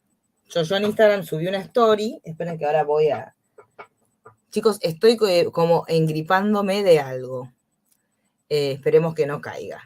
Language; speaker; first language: Spanish; native; Spanish